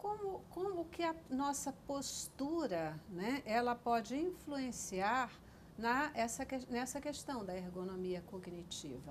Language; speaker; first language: Portuguese; native; Portuguese